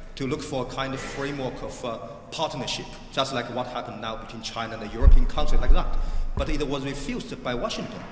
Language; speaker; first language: English; non-native, fluent; Chinese